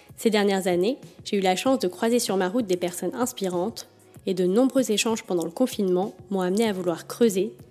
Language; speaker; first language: French; native; French